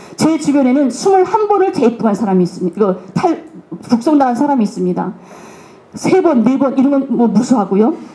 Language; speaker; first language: Korean; native; Korean